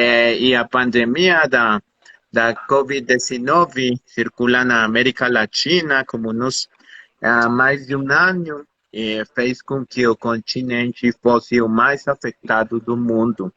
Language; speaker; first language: Portuguese; non-native, fluent; Spanish